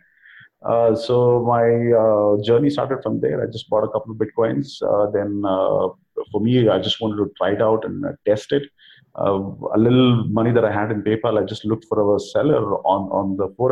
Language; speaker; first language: English; non-native, local second language; Kannada